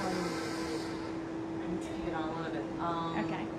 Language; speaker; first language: English; non-native, fluent; Spanish